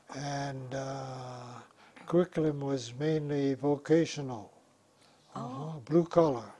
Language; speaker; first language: English; native; English